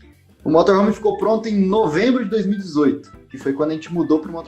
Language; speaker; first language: Portuguese; native; Portuguese